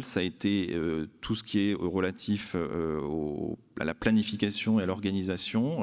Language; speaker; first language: French; native; French